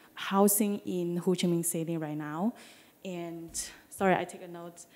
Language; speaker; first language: English; non-native, fluent; Chinese